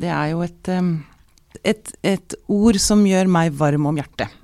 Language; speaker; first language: Norwegian; native; Norwegian